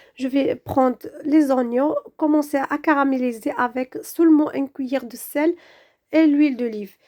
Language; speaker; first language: French; non-native, local second language; Arabic